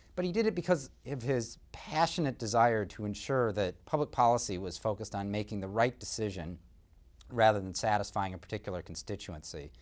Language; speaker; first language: English; native; English